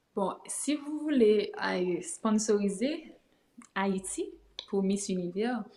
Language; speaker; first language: French; native; French